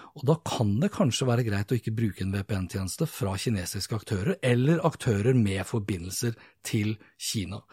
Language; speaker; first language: Norwegian; native; Norwegian